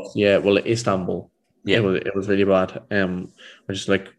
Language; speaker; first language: English; native; English